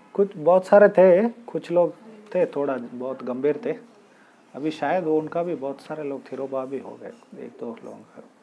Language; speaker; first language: Hindi; non-native, local second language; Kannada